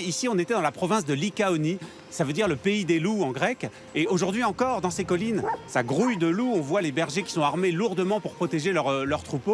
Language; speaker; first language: French; native; French